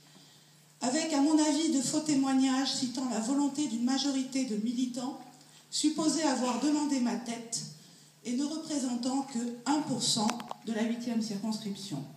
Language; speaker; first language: French; native; French